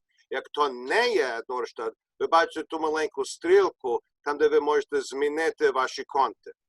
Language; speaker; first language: Ukrainian; early bilingual, heritage; Ukrainian